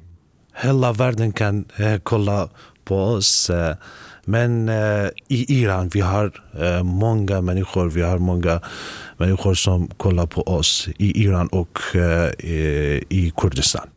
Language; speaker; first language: Swedish; non-native, learner; Kurdish